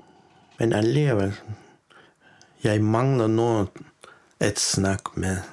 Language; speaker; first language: Danish; non-native, fluent; Turkish